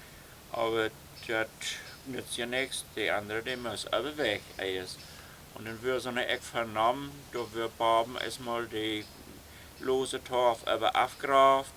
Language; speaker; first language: German; non-native, local second language; Low German